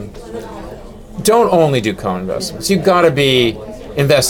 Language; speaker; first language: English; native; English